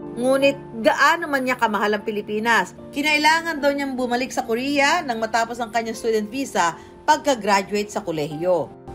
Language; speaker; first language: Filipino; native; Filipino